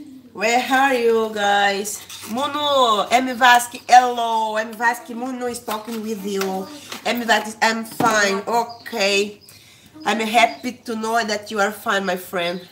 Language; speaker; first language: English; non-native, learner; Portuguese